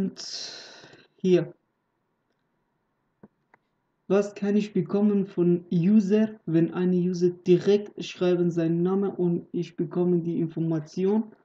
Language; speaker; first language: German; non-native, learner; Persian